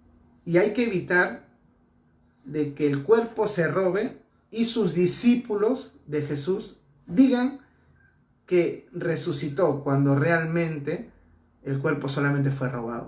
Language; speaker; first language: Spanish; native; Spanish